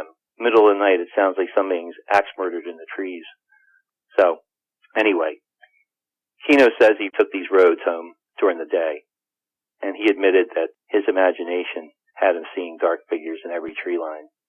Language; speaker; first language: English; native; English